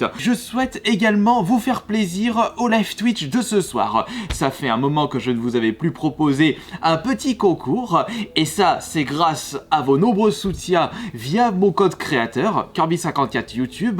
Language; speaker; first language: French; native; French